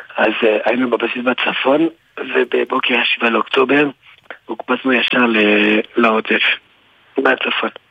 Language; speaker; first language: Hebrew; early bilingual, other home language; French